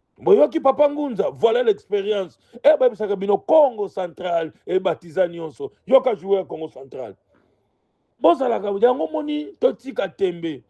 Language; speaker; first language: Lingala; non-native, local second language; Kongo